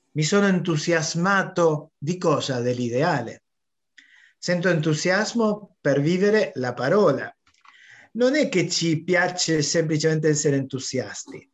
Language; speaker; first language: Italian; non-native, fluent; Spanish